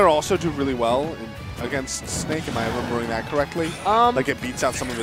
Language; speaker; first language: English; native; English